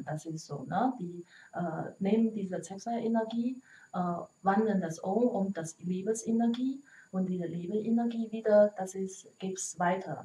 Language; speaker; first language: German; non-native, learner; Chinese